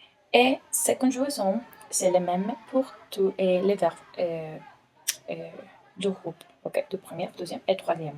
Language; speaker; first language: French; non-native, learner; Spanish